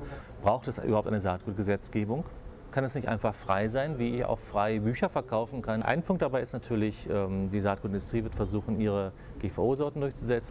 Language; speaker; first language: German; native; German